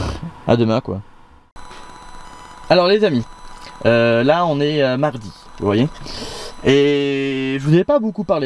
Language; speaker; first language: French; native; French